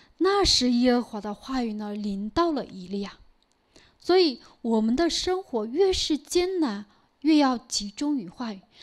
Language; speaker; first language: Chinese; non-native, local second language; Korean